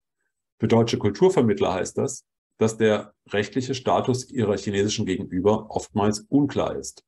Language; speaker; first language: German; native; German